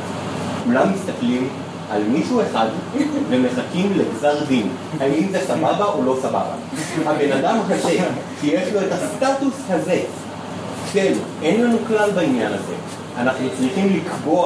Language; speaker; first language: Hebrew; native; Hebrew